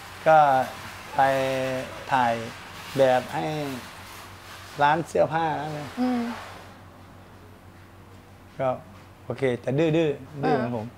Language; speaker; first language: Thai; native; Thai